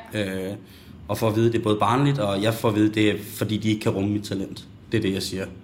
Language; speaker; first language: Danish; native; Danish